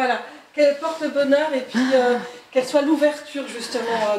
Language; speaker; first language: French; native; French